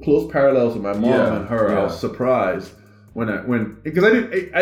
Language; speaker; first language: English; non-native, local second language; Igbo